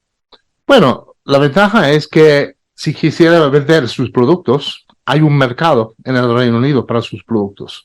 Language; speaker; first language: Spanish; non-native, fluent; English